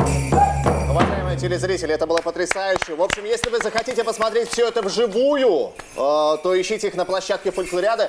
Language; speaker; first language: Russian; native; Russian